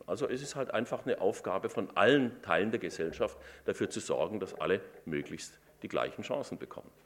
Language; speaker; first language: German; native; German